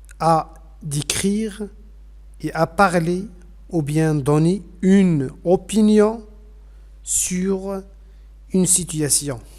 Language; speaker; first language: French; non-native, fluent; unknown